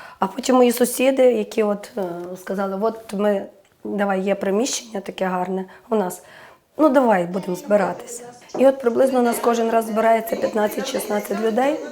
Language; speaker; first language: Ukrainian; native; Ukrainian